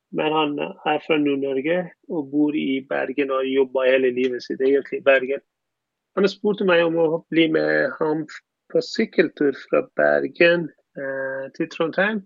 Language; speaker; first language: Norwegian; non-native, fluent; Persian